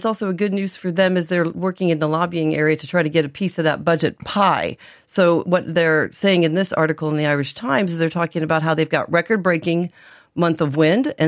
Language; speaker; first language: English; native; English